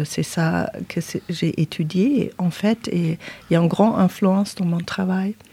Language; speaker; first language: French; non-native, fluent; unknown